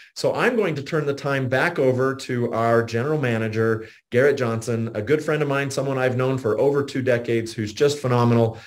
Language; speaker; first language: English; native; English